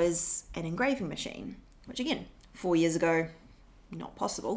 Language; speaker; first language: English; native; English